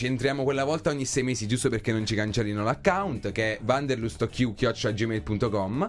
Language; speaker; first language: Italian; native; Italian